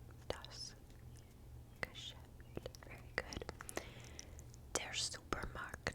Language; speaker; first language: German; non-native, learner; English